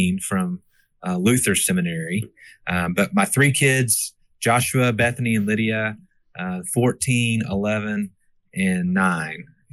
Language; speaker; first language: English; native; English